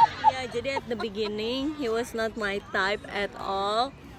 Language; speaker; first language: English; non-native, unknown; Indonesian